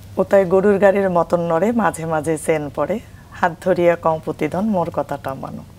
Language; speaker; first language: Bangla; native; Bangla